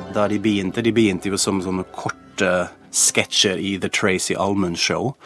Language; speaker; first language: Norwegian; non-native, fluent; German